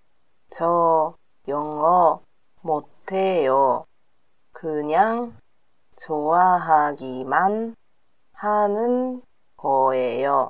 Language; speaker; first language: Korean; non-native, learner; Japanese